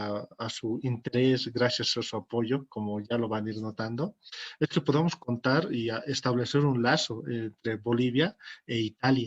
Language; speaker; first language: Spanish; native; Spanish